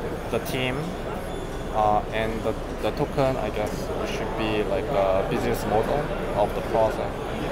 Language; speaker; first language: English; non-native, fluent; Korean